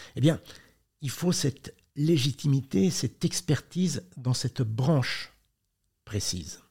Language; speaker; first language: French; native; French